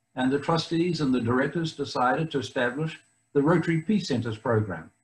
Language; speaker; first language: English; native; English